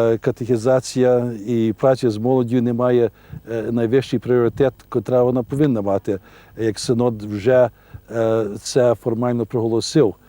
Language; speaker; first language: Ukrainian; early bilingual, heritage; Ukrainian